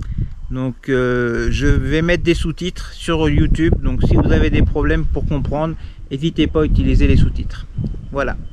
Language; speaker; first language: French; native; French